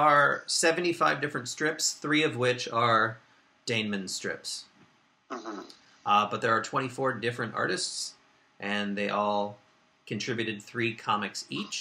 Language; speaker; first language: English; native; English